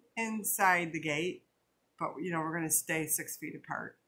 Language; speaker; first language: English; native; English